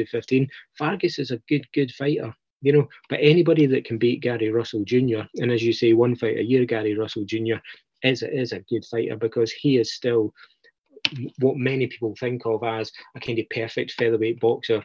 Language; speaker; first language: English; native; English